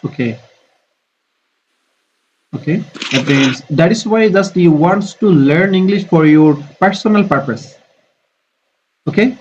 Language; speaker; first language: English; non-native, fluent; Bangla